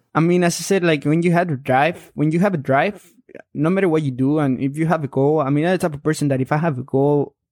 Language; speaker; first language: English; non-native, fluent; Spanish